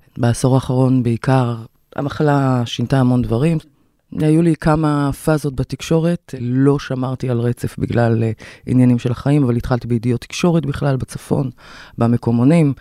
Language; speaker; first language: Hebrew; native; Hebrew